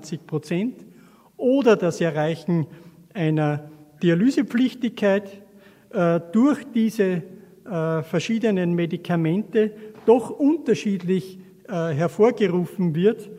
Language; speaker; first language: German; native; German